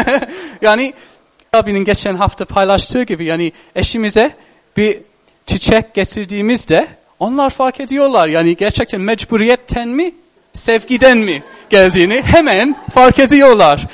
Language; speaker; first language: Turkish; non-native, fluent; English